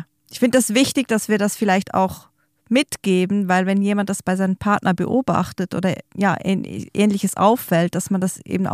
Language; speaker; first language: German; native; German